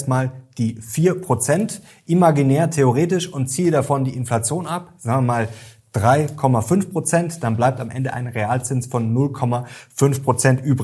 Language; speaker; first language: German; native; German